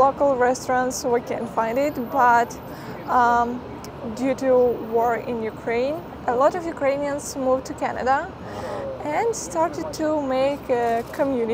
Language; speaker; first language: English; non-native, fluent; Ukrainian